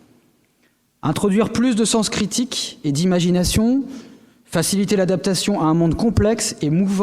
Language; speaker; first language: French; native; French